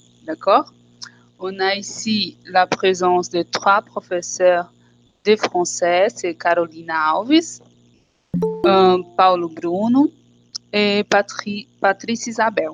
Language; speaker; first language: French; non-native, fluent; Portuguese